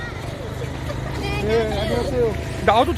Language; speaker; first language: Korean; native; Korean